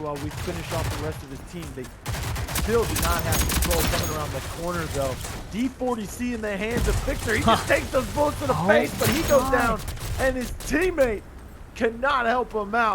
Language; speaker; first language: English; native; English